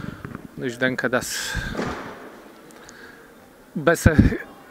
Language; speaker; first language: German; non-native, learner; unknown